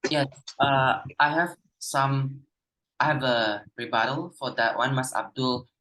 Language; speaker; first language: English; non-native, fluent; Indonesian